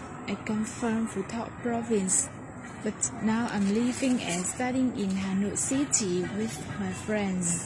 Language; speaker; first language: English; non-native, learner; Vietnamese